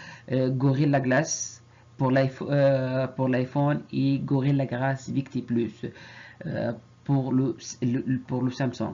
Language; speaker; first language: French; non-native, fluent; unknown